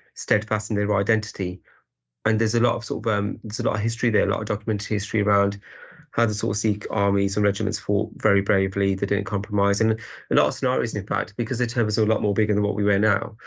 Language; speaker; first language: English; native; English